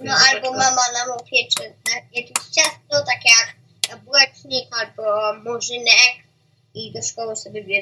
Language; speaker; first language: Polish; early bilingual, heritage; Polish